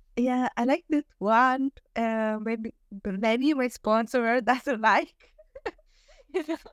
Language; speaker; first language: English; non-native, learner; Italian